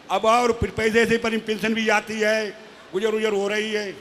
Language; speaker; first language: Hindi; native; Hindi